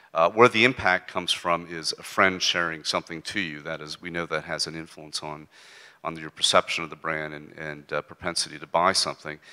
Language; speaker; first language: English; native; English